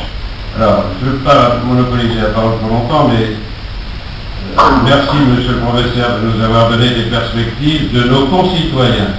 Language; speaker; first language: French; native; French